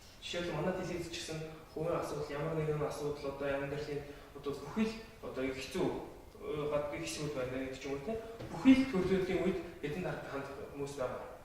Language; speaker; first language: Mongolian; non-native, local second language; Kazakh